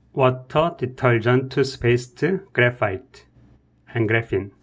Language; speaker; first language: English; non-native, learner; Korean